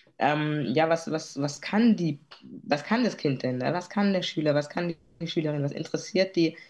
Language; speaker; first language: German; native; German